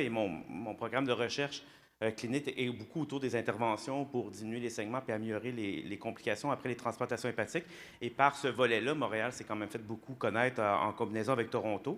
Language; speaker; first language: French; native; French